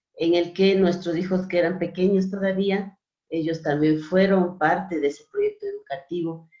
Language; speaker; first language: Spanish; native; Spanish